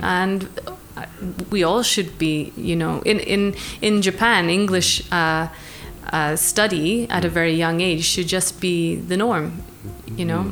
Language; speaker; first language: English; native; English